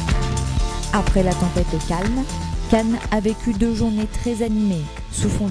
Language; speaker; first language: French; native; French